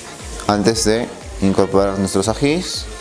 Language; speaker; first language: Spanish; native; Spanish